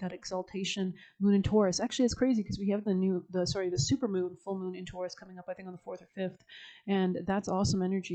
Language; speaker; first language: English; native; English